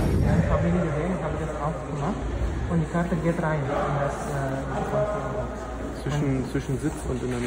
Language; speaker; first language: German; non-native, learner; Indonesian